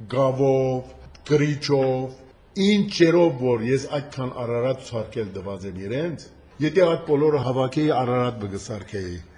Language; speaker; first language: Armenian; early bilingual, heritage; Armenian